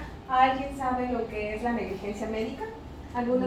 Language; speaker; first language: Spanish; native; Spanish